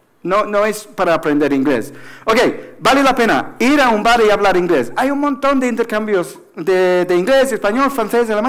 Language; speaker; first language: Spanish; non-native, fluent; English